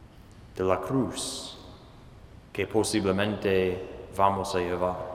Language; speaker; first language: Spanish; non-native, fluent; English